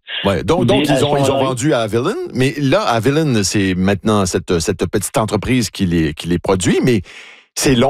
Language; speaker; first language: French; native; French